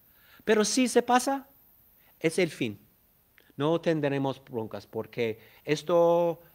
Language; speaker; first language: Spanish; non-native, fluent; English